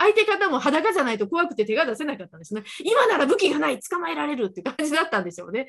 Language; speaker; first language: Japanese; native; Japanese